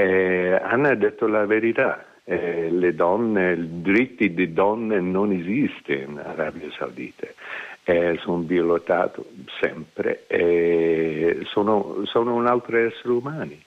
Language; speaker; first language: Italian; non-native, fluent; English